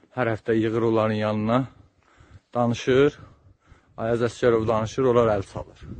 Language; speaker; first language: Azerbaijani; native; Azerbaijani